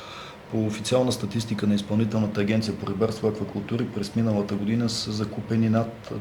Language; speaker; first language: Bulgarian; native; Bulgarian